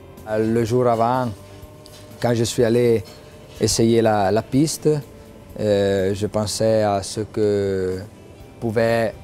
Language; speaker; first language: French; non-native, local second language; Italian